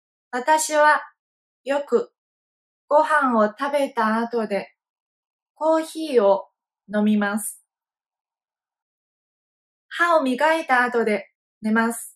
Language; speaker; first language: Japanese; non-native, fluent; Chinese